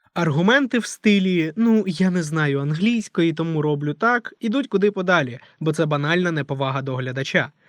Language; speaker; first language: Ukrainian; non-native, local second language; Russian